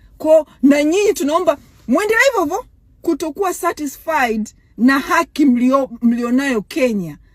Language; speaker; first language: Swahili; native; Swahili